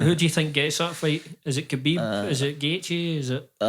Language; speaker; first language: English; native; English